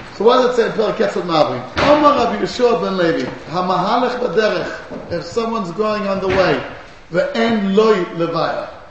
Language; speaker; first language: English; native; English